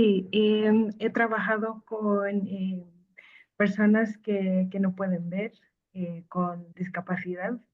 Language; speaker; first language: Spanish; non-native, fluent; Akan